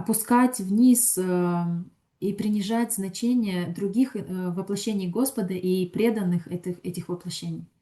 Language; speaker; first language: Russian; native; Russian